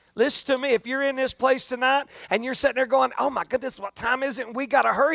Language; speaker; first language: English; native; English